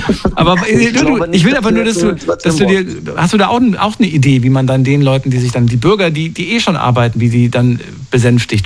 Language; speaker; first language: German; native; German